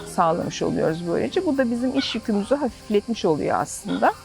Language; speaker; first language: Turkish; native; Turkish